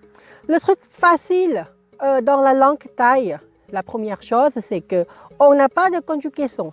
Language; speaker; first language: French; non-native, fluent; Thai